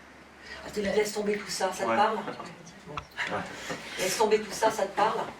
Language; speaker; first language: French; native; French